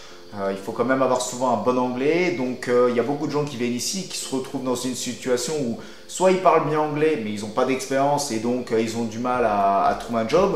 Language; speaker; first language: French; native; French